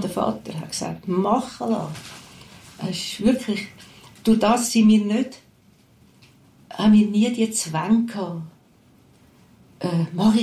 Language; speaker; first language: German; native; German